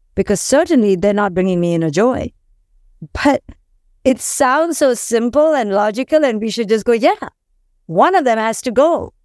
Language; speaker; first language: English; non-native, local second language; Hindi